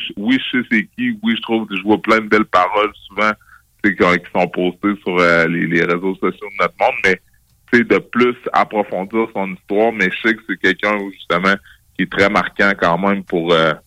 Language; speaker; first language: French; native; French